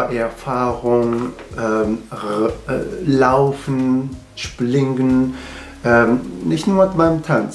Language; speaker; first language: German; non-native, learner; Japanese